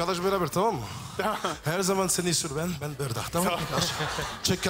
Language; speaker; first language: Turkish; non-native, learner; French